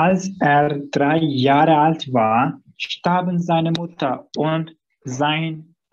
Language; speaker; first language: German; non-native, fluent; Turkish